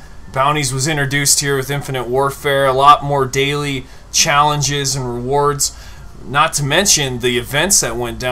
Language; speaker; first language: English; native; English